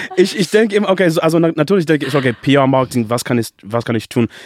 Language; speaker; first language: German; non-native, learner; English